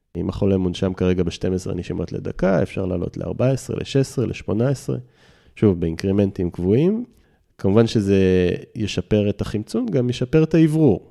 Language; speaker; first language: Hebrew; native; Hebrew